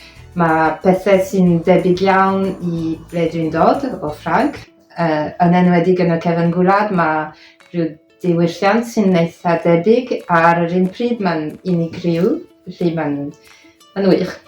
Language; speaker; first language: Welsh; non-native, fluent; French